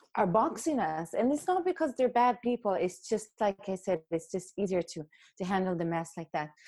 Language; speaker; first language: English; non-native, fluent; Hebrew